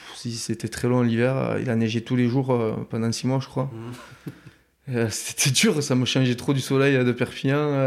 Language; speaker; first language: French; native; French